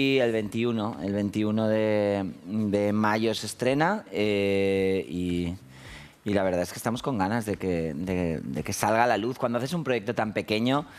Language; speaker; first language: Spanish; native; Spanish